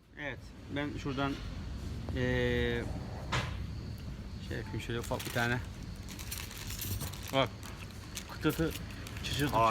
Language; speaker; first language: Turkish; native; Turkish